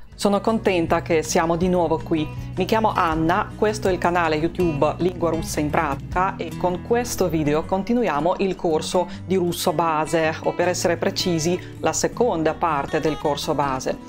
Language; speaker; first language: Italian; non-native, fluent; Russian